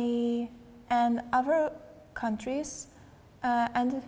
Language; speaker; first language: English; non-native, learner; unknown